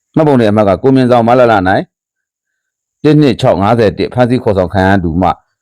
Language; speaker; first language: Burmese; native; Burmese